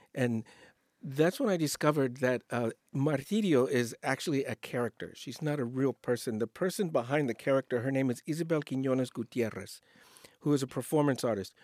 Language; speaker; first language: English; native; English